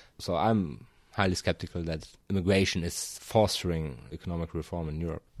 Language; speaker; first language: English; non-native, fluent; German